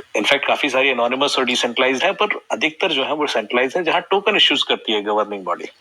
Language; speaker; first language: Hindi; native; Hindi